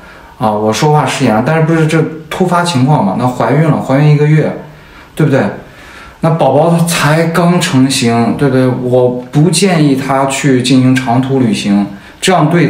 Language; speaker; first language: Chinese; native; Chinese